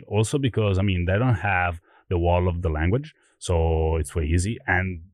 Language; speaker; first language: English; non-native, fluent; Italian